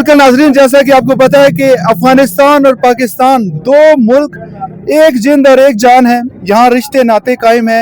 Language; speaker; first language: Hindi; non-native, local second language; Punjabi